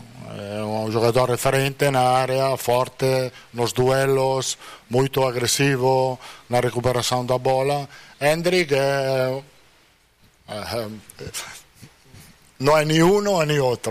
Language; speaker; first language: Portuguese; non-native, fluent; Italian